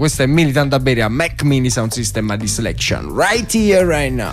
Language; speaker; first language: Italian; native; Italian